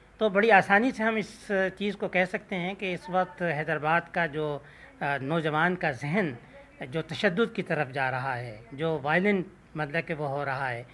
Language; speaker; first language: Urdu; non-native, local second language; Sindhi